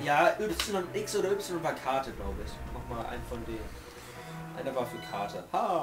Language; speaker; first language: German; native; German